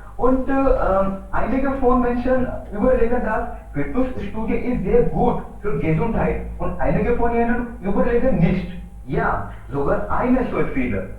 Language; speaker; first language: German; non-native, learner; Hindi